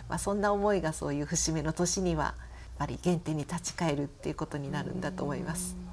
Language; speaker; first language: Japanese; native; Japanese